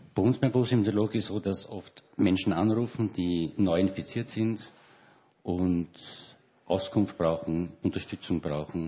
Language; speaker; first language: German; native; German